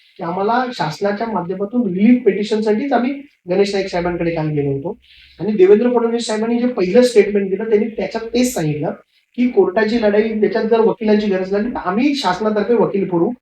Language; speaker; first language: Marathi; native; Marathi